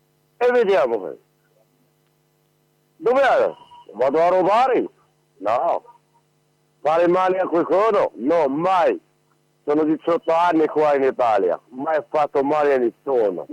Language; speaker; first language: Italian; non-native, learner; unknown